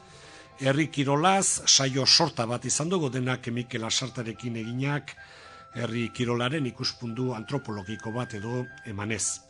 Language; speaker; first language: Basque; native; Basque